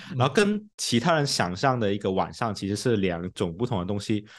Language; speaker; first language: Chinese; non-native, local second language; Cantonese